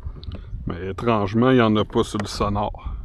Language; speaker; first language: French; native; French